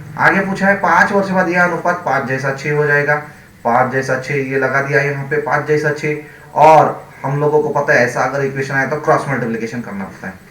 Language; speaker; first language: Hindi; non-native, local second language; Marathi